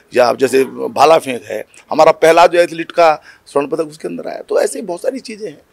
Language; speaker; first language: Hindi; native; Hindi